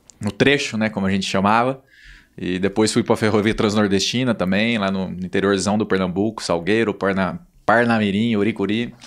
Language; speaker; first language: Portuguese; native; Portuguese